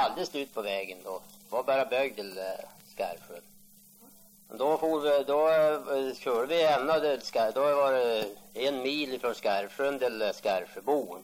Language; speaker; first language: Swedish; native; Swedish